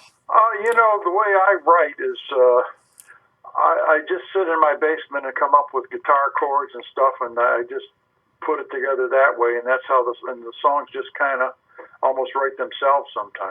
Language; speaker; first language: English; native; English